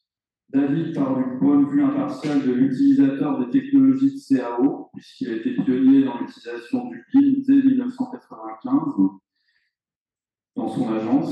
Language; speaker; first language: French; native; French